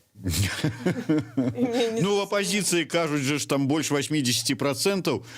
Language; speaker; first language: Belarusian; non-native, local second language; Russian